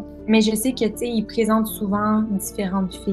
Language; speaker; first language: French; native; French